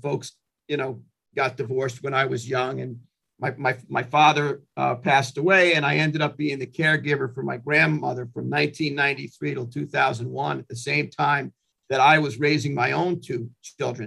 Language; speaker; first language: English; native; English